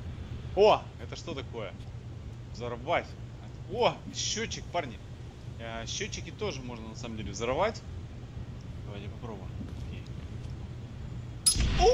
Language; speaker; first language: Russian; native; Russian